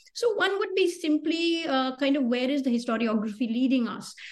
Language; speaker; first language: English; non-native, local second language; Hindi